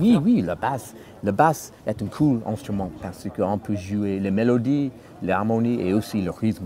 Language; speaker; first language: French; non-native, fluent; English